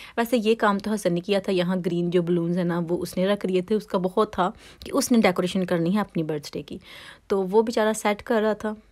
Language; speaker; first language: Urdu; native; Urdu